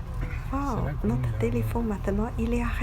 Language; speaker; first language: French; non-native, learner; Chinese